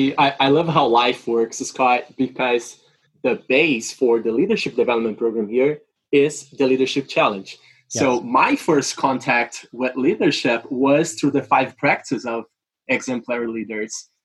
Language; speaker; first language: English; non-native, fluent; Portuguese